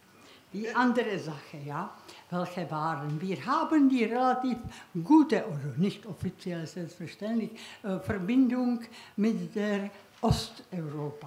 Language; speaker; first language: German; non-native, learner; Czech